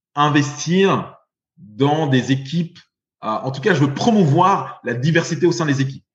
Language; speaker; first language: French; native; French